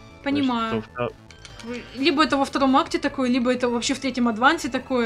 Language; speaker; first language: Russian; native; Russian